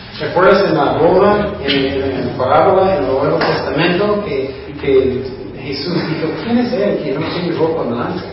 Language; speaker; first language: Spanish; non-native, fluent; English